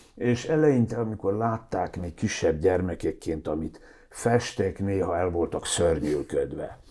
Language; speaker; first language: Hungarian; native; Hungarian